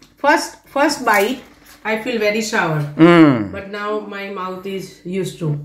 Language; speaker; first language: English; non-native, local second language; Gujarati